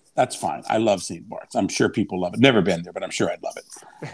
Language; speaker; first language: English; native; English